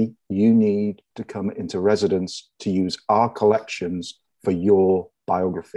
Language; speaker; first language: English; native; English